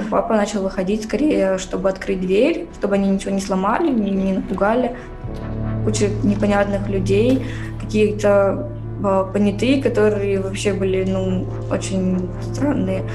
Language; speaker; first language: Russian; native; Russian